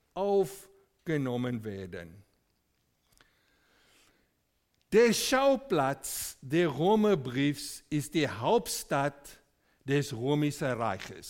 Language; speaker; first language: German; non-native, fluent; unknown